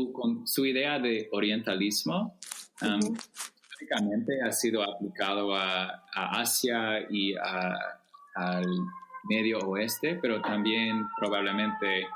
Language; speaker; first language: Spanish; non-native, fluent; English